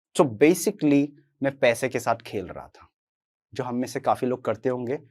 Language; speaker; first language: Hindi; non-native, local second language; Assamese